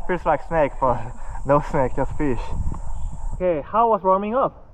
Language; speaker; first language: English; non-native, fluent; Korean